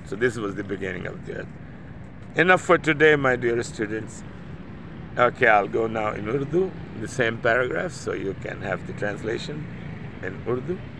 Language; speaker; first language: English; non-native, local second language; Urdu